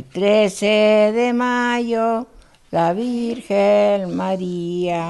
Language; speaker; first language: Spanish; native; Spanish